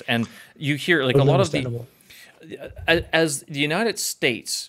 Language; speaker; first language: English; native; English